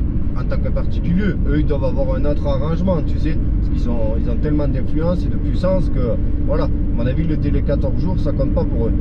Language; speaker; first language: French; native; French